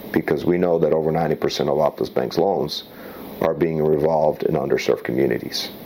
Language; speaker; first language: English; early bilingual, other home language; Slovak